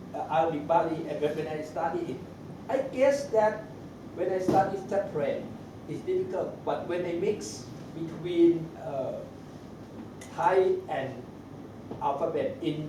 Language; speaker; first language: English; non-native, learner; Thai